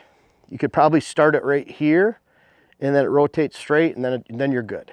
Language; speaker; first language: English; native; English